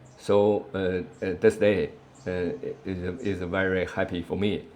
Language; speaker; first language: English; non-native, learner; Chinese